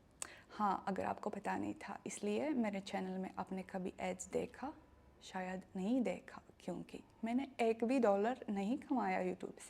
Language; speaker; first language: Hindi; non-native, learner; Russian